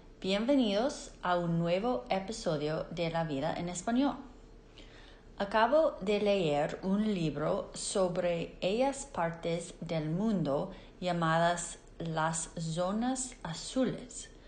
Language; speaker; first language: Spanish; non-native, fluent; English